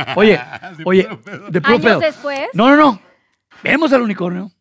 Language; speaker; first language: Spanish; native; Spanish